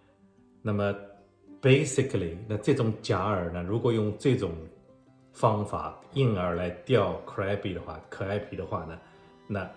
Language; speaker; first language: Chinese; native; Chinese